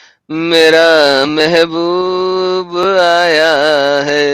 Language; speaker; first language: Hindi; native; Hindi